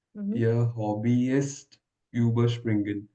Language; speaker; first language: German; non-native, learner; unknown